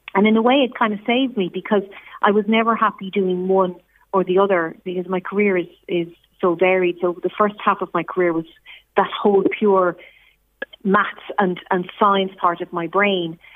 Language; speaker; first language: English; native; English